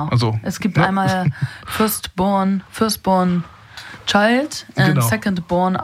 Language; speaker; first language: German; native; German